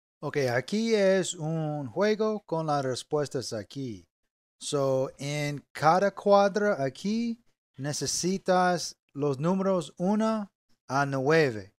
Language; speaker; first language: Spanish; non-native, learner; English